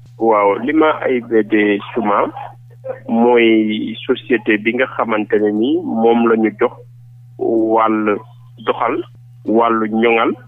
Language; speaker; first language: Wolof; non-native, local second language; Jola-Fonyi